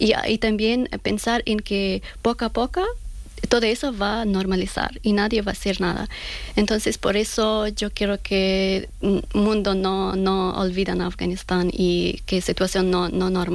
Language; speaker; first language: Spanish; non-native, fluent; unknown